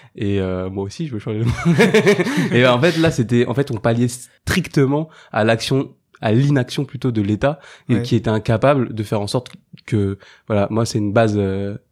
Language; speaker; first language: French; native; French